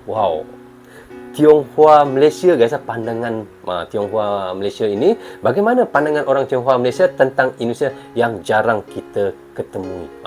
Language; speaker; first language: Malay; native; Malay